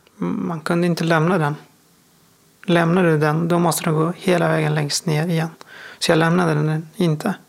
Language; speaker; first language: Swedish; non-native, fluent; Persian